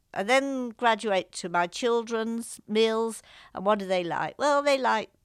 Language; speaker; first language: English; native; English